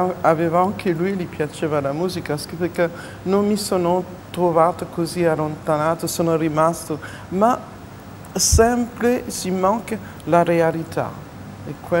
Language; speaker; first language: Italian; non-native, fluent; French